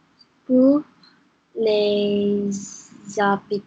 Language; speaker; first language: French; non-native, learner; English